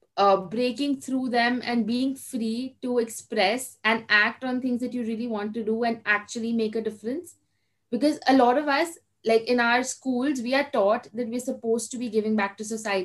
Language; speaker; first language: English; non-native, local second language; Hindi